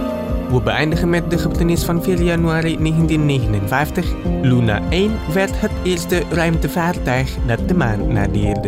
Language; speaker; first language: Dutch; non-native, fluent; Indonesian